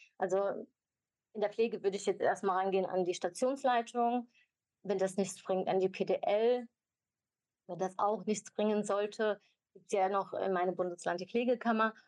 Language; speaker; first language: German; early bilingual, other home language; Albanian